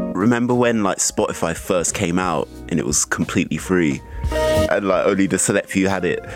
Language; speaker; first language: English; native; English